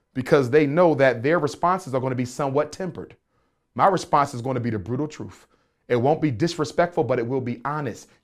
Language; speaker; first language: English; native; English